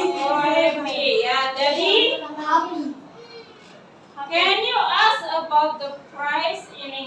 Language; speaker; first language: English; non-native, learner; Indonesian